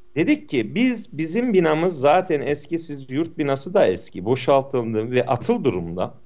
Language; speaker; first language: Turkish; non-native, local second language; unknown